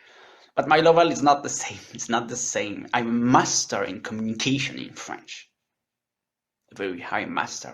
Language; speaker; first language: English; non-native, learner; French